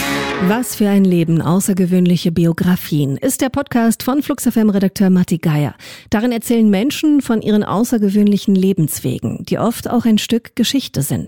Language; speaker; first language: German; native; German